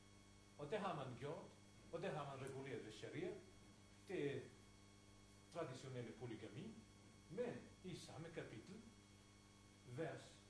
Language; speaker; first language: Danish; non-native, fluent; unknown